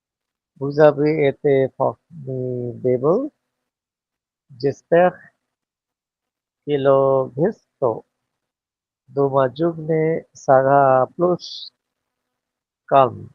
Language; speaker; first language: French; non-native, learner; Bangla